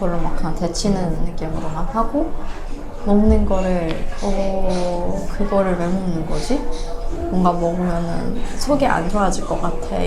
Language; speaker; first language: Korean; non-native, fluent; Persian